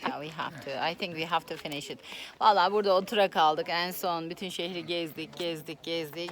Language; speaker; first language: Turkish; native; Turkish